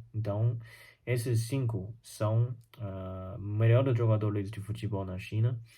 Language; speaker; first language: Portuguese; non-native, fluent; Chinese